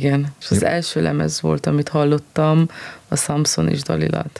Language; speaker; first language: Hungarian; early bilingual, heritage; Hungarian